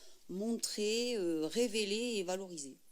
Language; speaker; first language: French; native; French